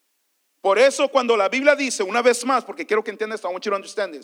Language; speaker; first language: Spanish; early bilingual, heritage; Spanish